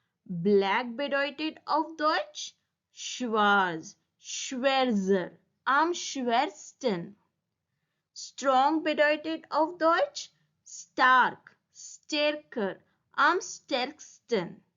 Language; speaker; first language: German; non-native, learner; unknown